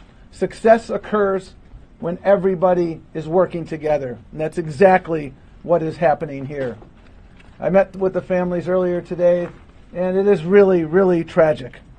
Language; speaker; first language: English; early bilingual, other home language; Spanish